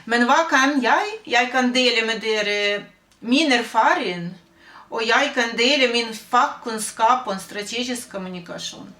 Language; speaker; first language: Norwegian; non-native, fluent; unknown